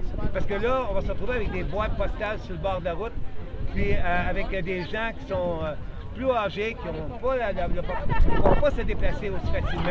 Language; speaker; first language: French; native; French